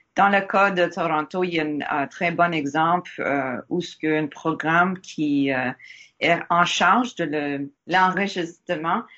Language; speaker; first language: French; non-native, learner; English